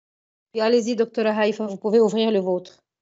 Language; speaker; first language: French; non-native, fluent; Arabic